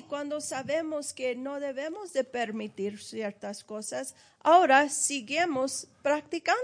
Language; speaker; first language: Spanish; early bilingual, heritage; Spanish